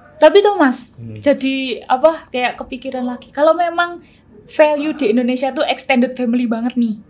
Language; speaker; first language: Indonesian; native; Indonesian